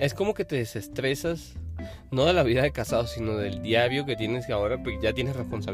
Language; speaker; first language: Spanish; native; Spanish